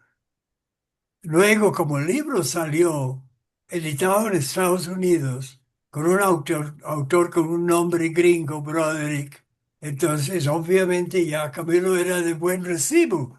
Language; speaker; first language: Spanish; non-native, fluent; English